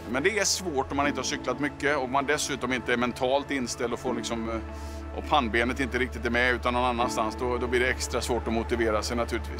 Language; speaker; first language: Swedish; native; Swedish